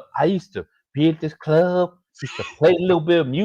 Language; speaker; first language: English; native; English